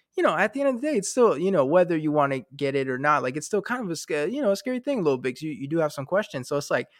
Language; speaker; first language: English; native; English